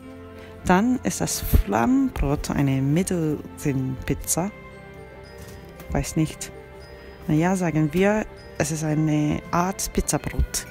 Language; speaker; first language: German; non-native, fluent; Korean